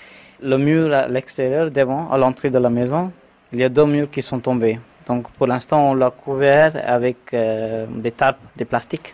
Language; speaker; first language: French; non-native, fluent; Tamil